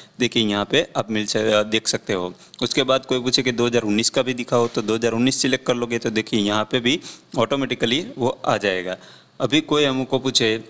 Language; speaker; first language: Hindi; non-native, local second language; Gujarati